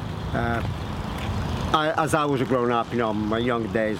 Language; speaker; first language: English; non-native, fluent; Italian